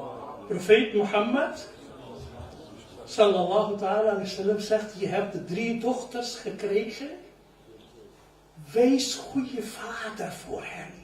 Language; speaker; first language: Dutch; non-native, fluent; Urdu